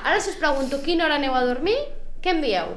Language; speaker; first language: Catalan; native; Catalan